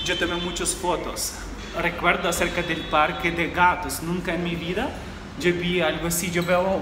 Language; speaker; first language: Spanish; non-native, fluent; Ukrainian